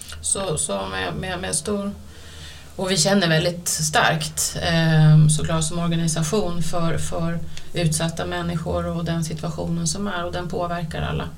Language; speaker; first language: Swedish; native; Swedish